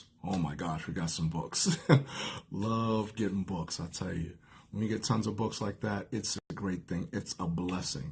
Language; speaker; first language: English; native; English